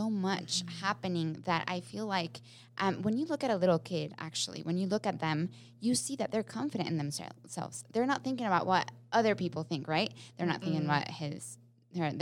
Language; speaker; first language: English; non-native, fluent; Spanish